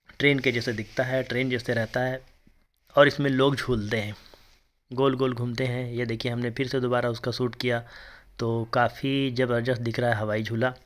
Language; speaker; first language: Hindi; native; Hindi